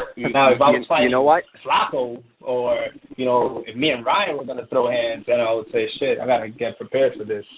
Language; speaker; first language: English; non-native, fluent; Spanish